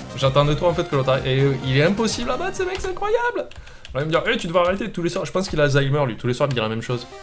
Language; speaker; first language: French; native; French